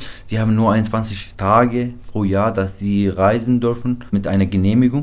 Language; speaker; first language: German; non-native, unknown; Arabic